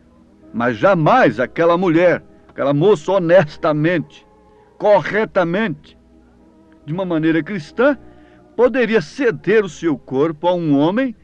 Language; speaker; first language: Portuguese; native; Portuguese